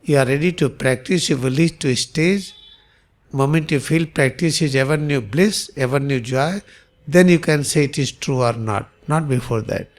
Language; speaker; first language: English; non-native, local second language; Hindi